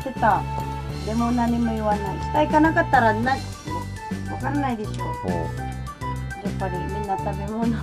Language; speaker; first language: Japanese; non-native, learner; Filipino